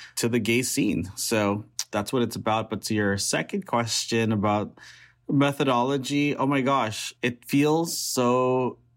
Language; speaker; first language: English; early bilingual, other home language; Filipino